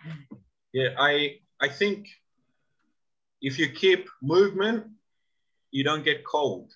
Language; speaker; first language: English; non-native, fluent; Spanish